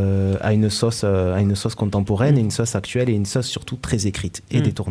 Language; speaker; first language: French; native; French